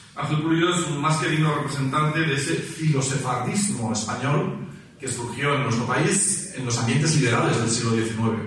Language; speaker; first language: Spanish; native; Spanish